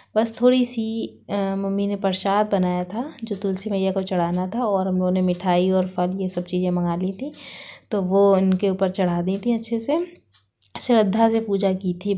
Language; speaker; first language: Hindi; native; Hindi